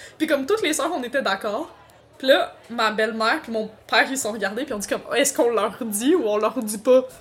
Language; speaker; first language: French; native; French